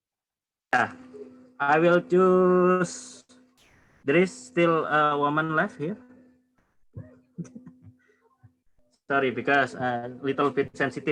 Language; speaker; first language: English; non-native, learner; Indonesian